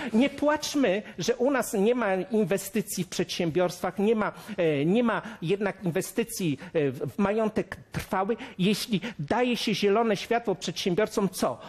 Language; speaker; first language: Polish; native; Polish